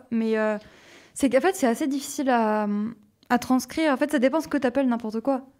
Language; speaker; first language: French; native; French